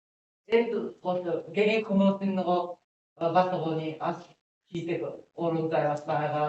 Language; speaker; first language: Mongolian; non-native, learner; Japanese